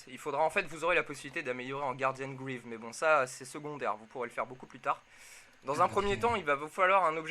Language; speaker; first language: French; native; French